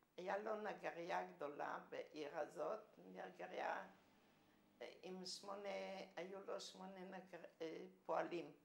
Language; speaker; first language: Hebrew; early bilingual, other home language; Romanian